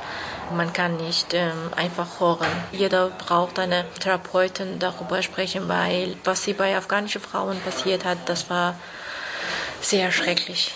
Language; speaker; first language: German; non-native, fluent; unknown